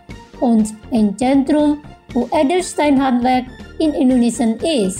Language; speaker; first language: German; non-native, fluent; Indonesian